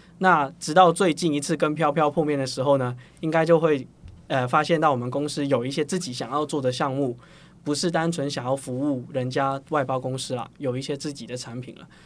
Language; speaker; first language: Chinese; non-native, local second language; Cantonese